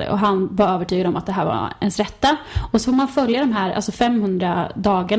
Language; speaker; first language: Swedish; native; Swedish